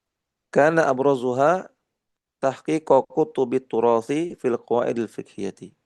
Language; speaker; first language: Arabic; non-native, fluent; Indonesian